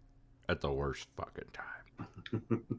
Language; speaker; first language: English; native; English